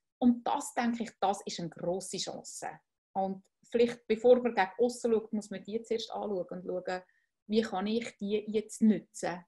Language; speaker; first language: German; native; German